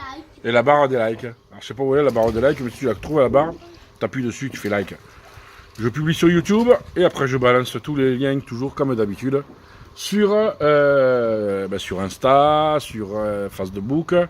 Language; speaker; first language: French; native; French